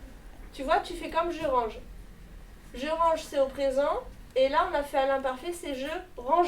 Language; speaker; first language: French; native; French